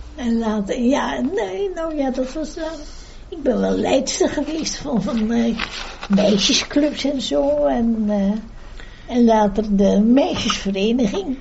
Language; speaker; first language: Dutch; native; Dutch